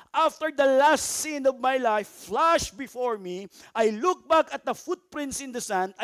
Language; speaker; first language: English; non-native, local second language; Filipino